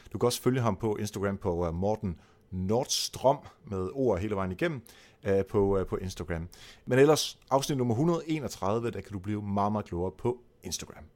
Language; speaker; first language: Danish; non-native, fluent; Dutch